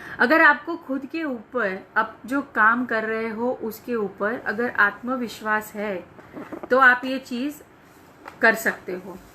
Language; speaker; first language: Hindi; non-native, local second language; Gujarati